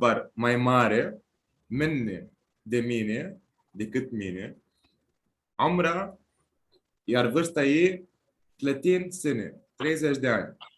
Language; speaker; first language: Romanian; non-native, fluent; Arabic